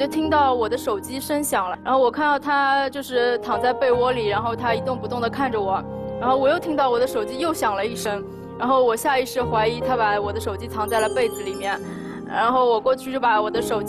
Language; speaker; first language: Chinese; native; Chinese